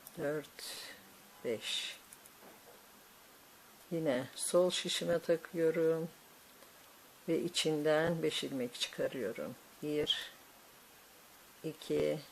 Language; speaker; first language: Turkish; native; Turkish